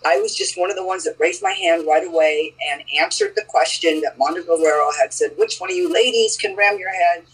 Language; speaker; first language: English; native; English